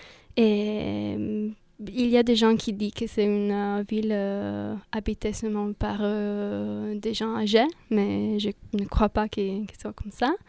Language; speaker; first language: French; non-native, fluent; Italian